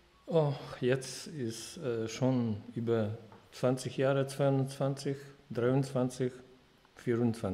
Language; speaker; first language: German; non-native, fluent; Polish